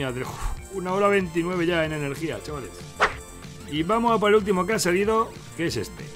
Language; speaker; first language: Spanish; native; Spanish